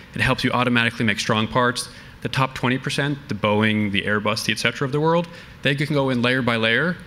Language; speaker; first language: English; native; English